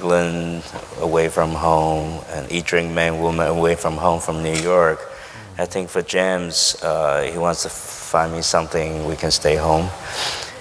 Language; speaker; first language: English; non-native, fluent; Chinese